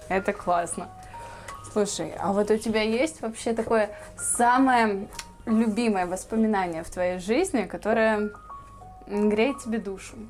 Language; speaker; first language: Russian; native; Russian